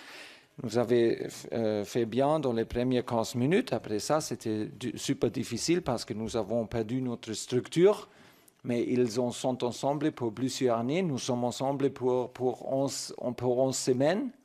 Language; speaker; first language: French; non-native, learner; German